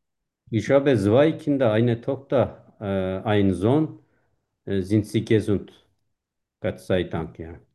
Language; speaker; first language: German; non-native, fluent; Turkish